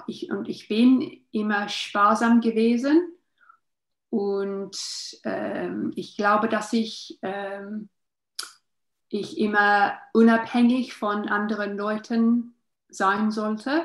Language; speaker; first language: German; non-native, learner; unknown